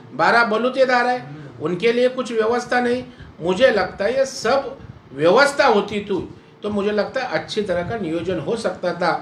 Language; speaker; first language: Hindi; non-native, local second language; Marathi